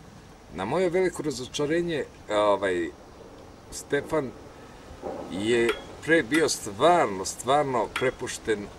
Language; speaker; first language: Serbian; native; Serbian